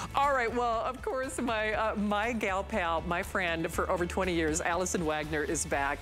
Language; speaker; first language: English; native; English